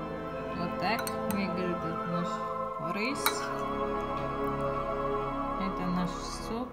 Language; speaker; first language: Russian; non-native, learner; Tajik